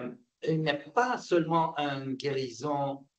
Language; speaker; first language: French; non-native, fluent; Arabic